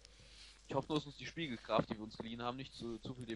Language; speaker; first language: German; native; German